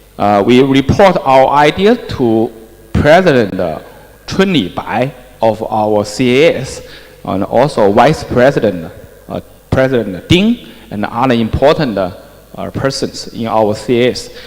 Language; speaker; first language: English; non-native, fluent; Chinese